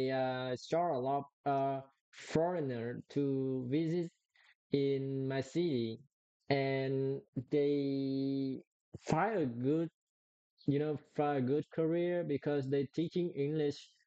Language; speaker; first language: English; non-native, learner; Vietnamese